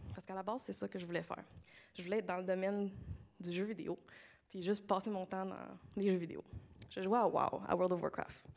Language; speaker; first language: French; native; French